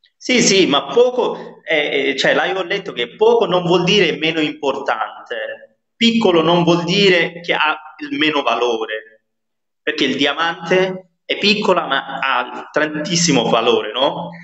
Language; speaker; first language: Italian; non-native, fluent; Nepali